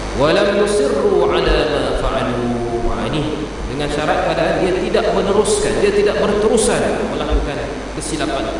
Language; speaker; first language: Malay; native; Malay